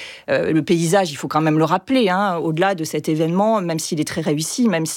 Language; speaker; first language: French; native; French